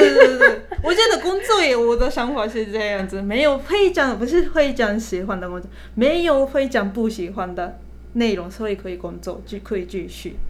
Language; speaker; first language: Chinese; non-native, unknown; Japanese